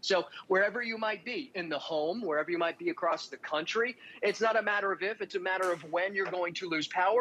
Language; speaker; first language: English; native; English